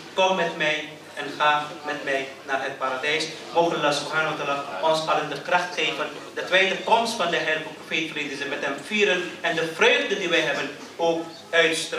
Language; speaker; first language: Dutch; early bilingual, other home language; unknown